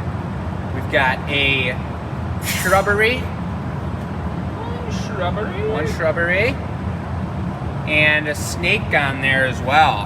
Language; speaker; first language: English; native; English